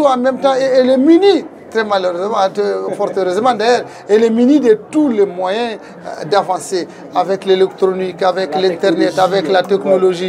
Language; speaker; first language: French; non-native, local second language; Tamasheq